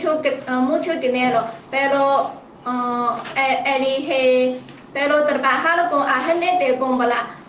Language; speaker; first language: Spanish; non-native, learner; Chinese